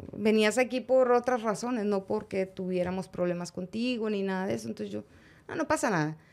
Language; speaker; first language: Spanish; native; Spanish